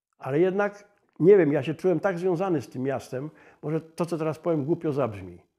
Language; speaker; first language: Polish; native; Polish